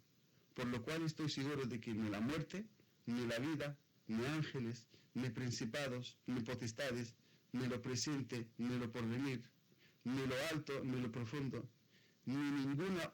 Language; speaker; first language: Spanish; non-native, fluent; Arabic